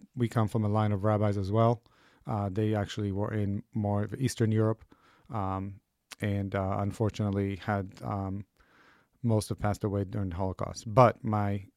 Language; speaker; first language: English; early bilingual, other home language; Hebrew